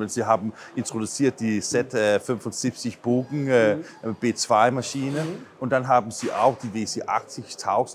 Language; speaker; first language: German; non-native, learner; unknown